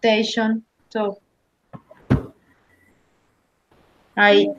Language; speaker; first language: English; non-native, learner; Spanish